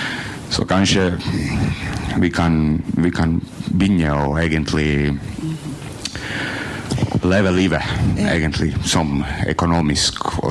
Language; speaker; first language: Norwegian; non-native, learner; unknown